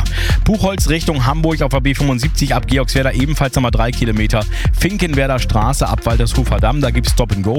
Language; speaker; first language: German; native; German